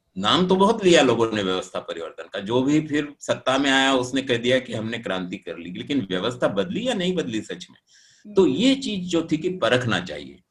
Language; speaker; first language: Hindi; non-native, local second language; Marathi